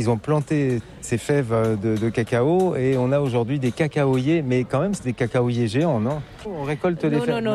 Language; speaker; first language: French; native; French